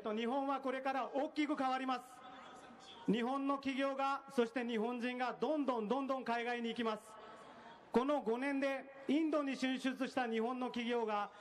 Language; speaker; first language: Japanese; non-native, fluent; Hindi